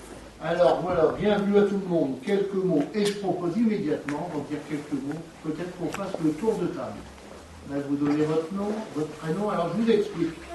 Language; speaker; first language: French; native; French